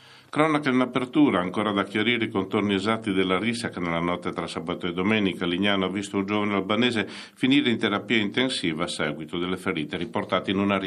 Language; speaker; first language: Italian; native; Italian